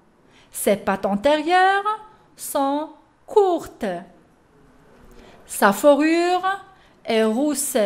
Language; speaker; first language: French; non-native, local second language; Arabic